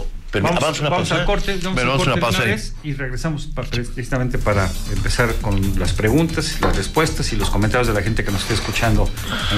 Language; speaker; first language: Spanish; native; Spanish